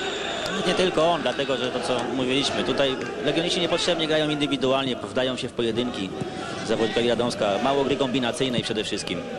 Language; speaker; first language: Polish; native; Polish